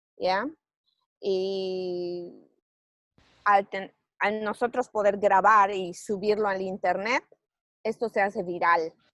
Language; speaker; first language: Spanish; native; Spanish